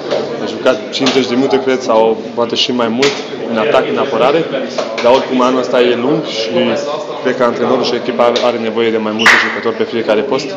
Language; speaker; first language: Romanian; non-native, local second language; Hungarian